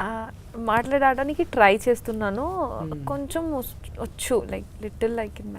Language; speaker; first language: Telugu; non-native, learner; Bangla